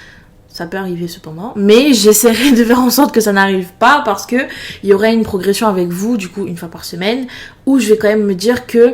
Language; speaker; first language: French; native; French